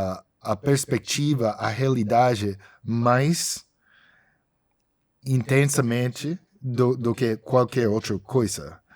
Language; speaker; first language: Portuguese; non-native, fluent; English